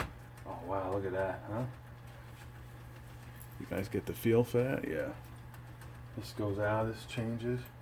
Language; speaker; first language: English; native; English